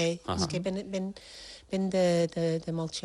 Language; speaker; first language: Catalan; non-native, fluent; French